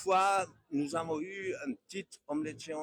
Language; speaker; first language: French; non-native, learner; German